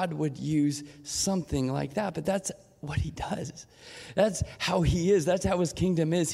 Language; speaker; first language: English; native; English